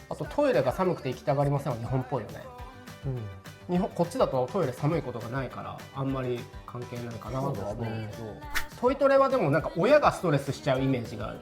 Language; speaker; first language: Japanese; native; Japanese